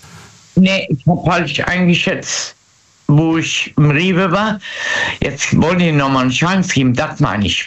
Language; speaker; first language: German; native; German